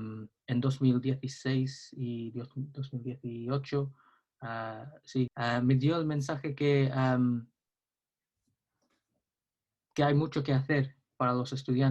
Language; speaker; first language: Spanish; non-native, learner; English